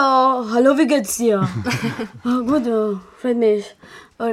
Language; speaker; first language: German; non-native, learner; Spanish